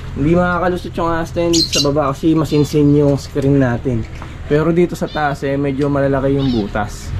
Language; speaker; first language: Filipino; non-native, local second language; Pampanga